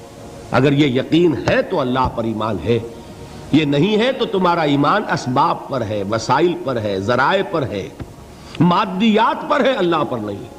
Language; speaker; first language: Urdu; native; Urdu